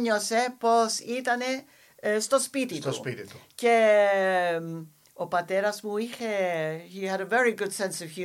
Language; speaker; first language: Greek; non-native, fluent; English